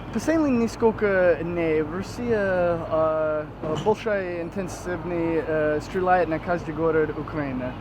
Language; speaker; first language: Russian; non-native, learner; English